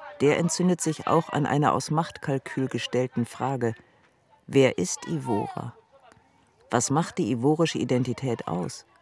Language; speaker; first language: German; native; German